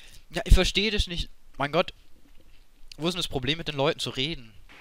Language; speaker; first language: German; native; German